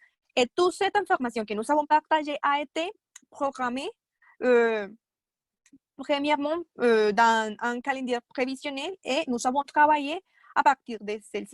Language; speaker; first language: French; non-native, fluent; Spanish